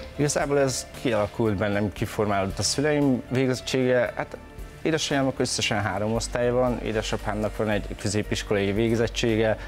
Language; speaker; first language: Hungarian; native; Hungarian